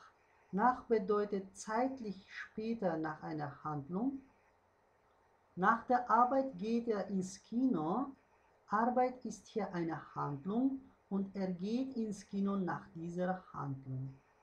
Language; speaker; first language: German; non-native, fluent; Uzbek